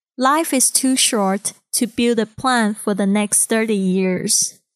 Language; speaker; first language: English; non-native, fluent; Chinese